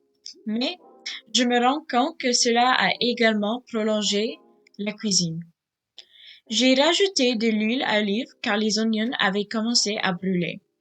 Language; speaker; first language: French; non-native, learner; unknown